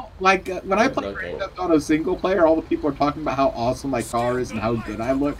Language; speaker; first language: English; native; English